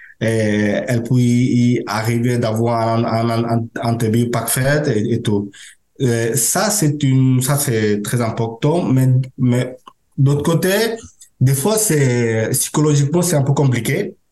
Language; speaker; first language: French; non-native, learner; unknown